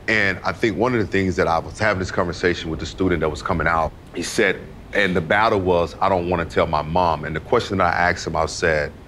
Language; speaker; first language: English; native; English